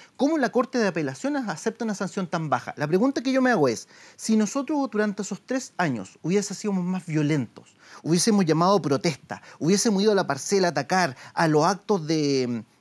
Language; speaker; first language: Spanish; native; Spanish